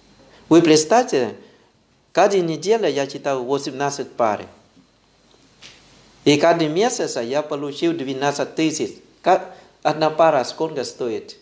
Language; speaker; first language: Russian; non-native, fluent; Thai